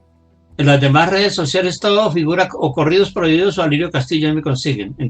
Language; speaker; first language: Spanish; native; Spanish